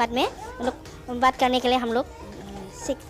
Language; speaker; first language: Hindi; non-native, local second language; Garo